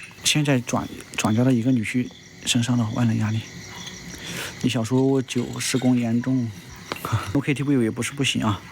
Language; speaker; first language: Chinese; native; Chinese